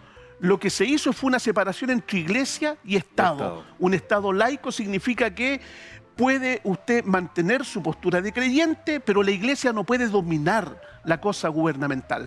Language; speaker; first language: Spanish; native; Spanish